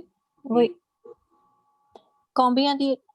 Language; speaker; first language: French; non-native, learner; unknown